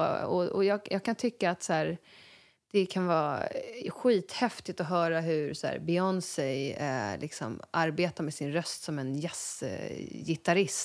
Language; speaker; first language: Swedish; native; Swedish